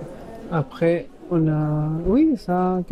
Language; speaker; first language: French; non-native, fluent; Spanish